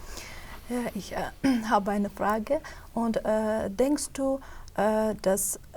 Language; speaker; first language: German; non-native, fluent; Azerbaijani